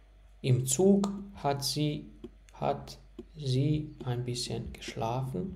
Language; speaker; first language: German; non-native, fluent; Croatian